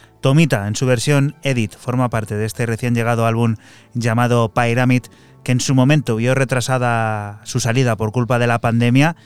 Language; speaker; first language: Spanish; native; Spanish